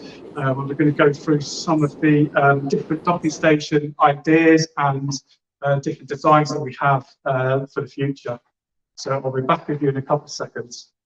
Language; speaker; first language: English; native; English